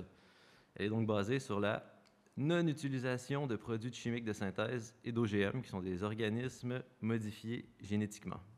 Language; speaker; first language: French; native; French